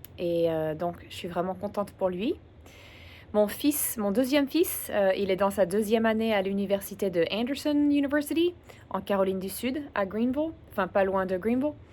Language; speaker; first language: French; early bilingual, other home language; English